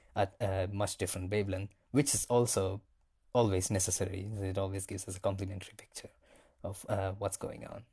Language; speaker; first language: English; non-native, local second language; Tamil